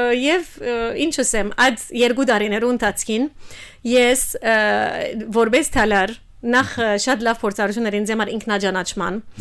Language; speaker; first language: Armenian; early bilingual, heritage; Armenian